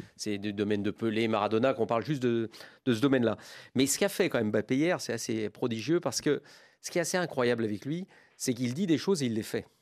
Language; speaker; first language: French; native; French